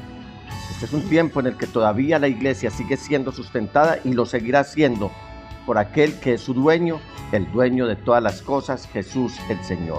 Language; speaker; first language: Spanish; native; Spanish